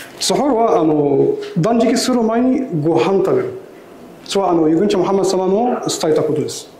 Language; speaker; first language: Japanese; non-native, learner; Arabic